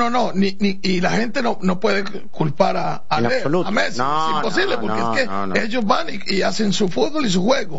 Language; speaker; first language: Spanish; native; Spanish